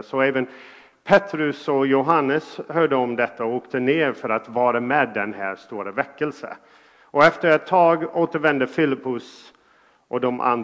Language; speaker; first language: Swedish; non-native, fluent; English